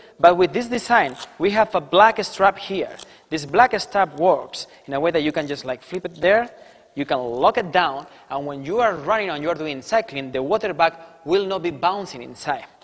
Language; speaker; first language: English; non-native, fluent; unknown